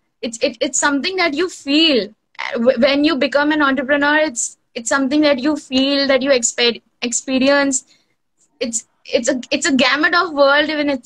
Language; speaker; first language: English; non-native, local second language; Bangla